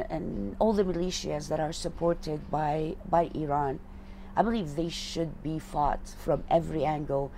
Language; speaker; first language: English; non-native, fluent; Arabic